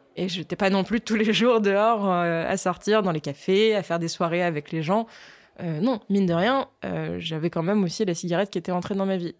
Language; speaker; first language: French; native; French